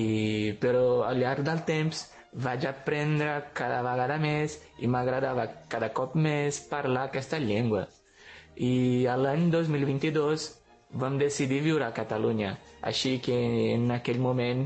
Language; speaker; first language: Catalan; non-native, fluent; Portuguese